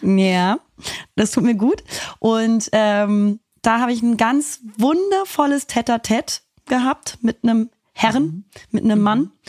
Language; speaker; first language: German; native; German